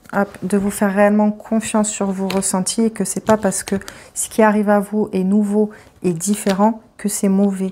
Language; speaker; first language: French; native; French